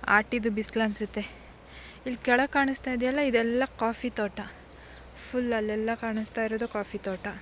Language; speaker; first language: Kannada; non-native, local second language; Tulu